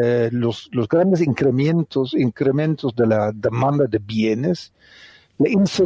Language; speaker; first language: Spanish; non-native, fluent; Dutch